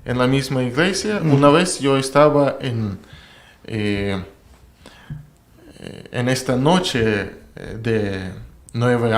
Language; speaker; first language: Spanish; non-native, learner; Russian